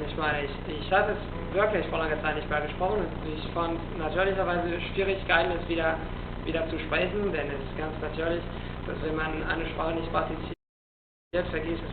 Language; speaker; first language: German; non-native, fluent; Italian